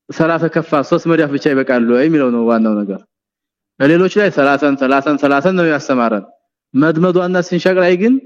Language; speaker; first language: Amharic; native; Amharic